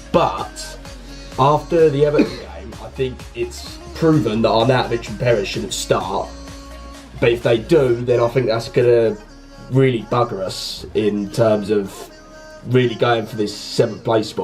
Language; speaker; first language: English; native; English